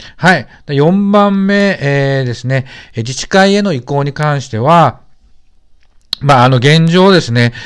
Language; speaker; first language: Japanese; native; Japanese